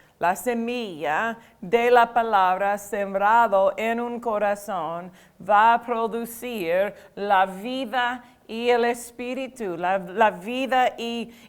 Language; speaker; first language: Spanish; non-native, fluent; English